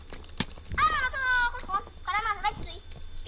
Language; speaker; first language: Portuguese; native; Portuguese